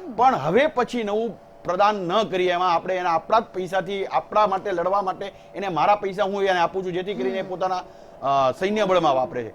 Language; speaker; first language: Gujarati; native; Gujarati